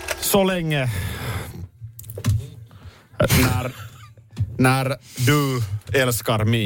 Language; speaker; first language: Swedish; non-native, learner; Finnish